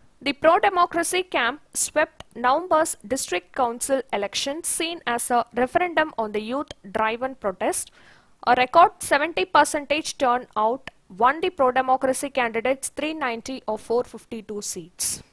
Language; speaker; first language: English; non-native, local second language; Tamil